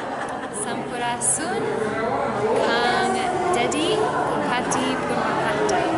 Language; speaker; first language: Indonesian; non-native, learner; English